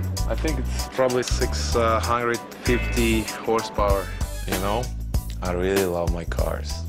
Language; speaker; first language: English; non-native, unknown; Russian